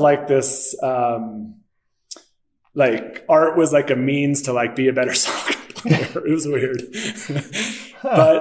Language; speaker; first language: English; native; English